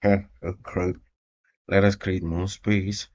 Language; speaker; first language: English; non-native, local second language; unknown